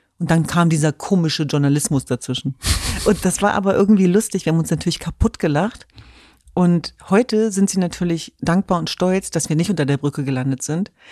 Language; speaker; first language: German; early bilingual, other home language; Kurdish